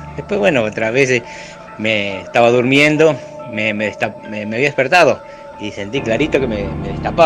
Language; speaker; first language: Spanish; native; Spanish